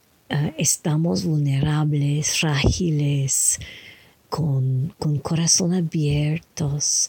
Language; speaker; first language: Spanish; non-native, learner; English